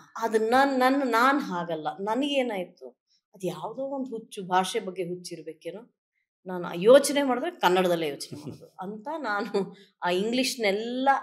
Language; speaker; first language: Kannada; non-native, local second language; Tamil